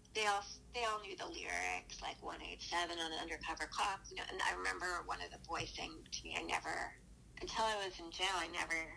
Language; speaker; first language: English; native; English